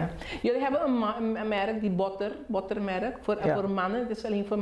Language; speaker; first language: Dutch; non-native, local second language; Papiamento